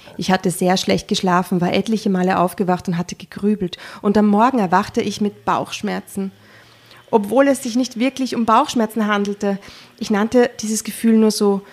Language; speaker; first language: German; early bilingual, other home language; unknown